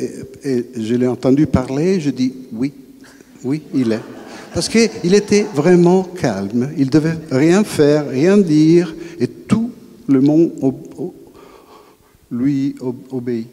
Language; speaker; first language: French; non-native, fluent; Italian